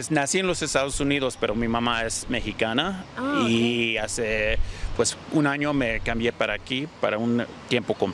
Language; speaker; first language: Spanish; early bilingual, heritage; Spanish